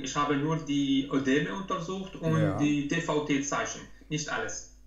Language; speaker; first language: German; non-native, learner; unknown